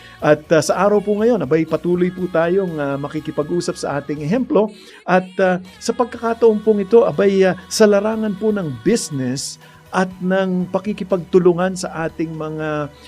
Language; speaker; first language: Filipino; native; Filipino